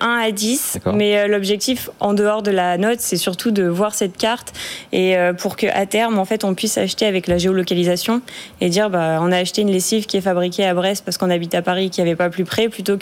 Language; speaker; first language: French; native; French